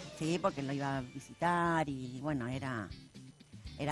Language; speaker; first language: Spanish; native; Spanish